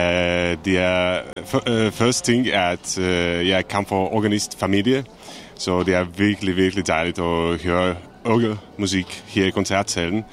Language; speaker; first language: Danish; non-native, fluent; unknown